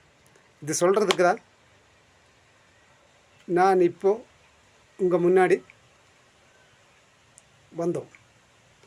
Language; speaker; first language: Tamil; non-native, local second language; Malayalam